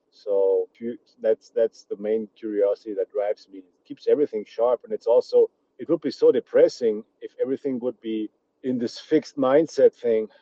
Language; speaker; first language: English; early bilingual, other home language; Czech